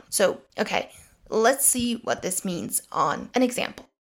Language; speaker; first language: English; non-native, fluent; Serbian